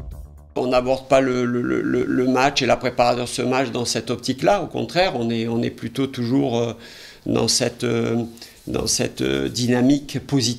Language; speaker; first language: French; native; French